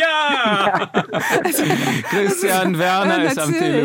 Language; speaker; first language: German; native; German